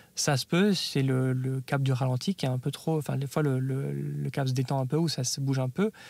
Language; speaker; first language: French; native; French